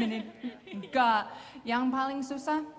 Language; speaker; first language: Indonesian; non-native, fluent; English